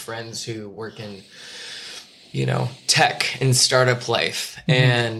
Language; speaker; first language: English; native; English